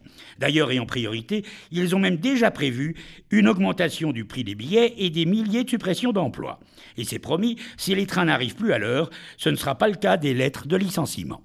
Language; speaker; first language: French; native; French